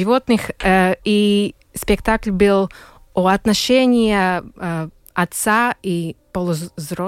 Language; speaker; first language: Russian; non-native, local second language; Latvian